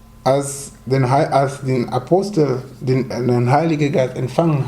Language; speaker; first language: German; non-native, fluent; French